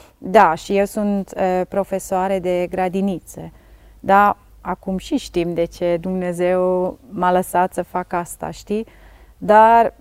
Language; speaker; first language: Romanian; non-native, learner; Dutch